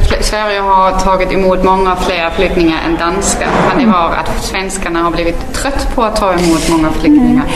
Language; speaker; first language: Swedish; native; Swedish